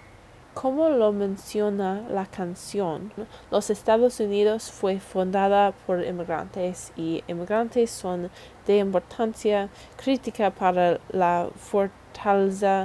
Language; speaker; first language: Spanish; non-native, learner; English